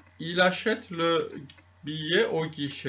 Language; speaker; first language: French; non-native, fluent; Turkish